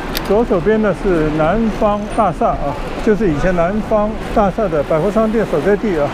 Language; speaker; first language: Chinese; non-native, local second language; Cantonese